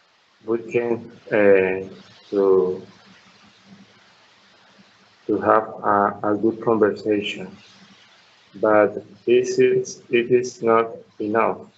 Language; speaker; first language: English; non-native, learner; Spanish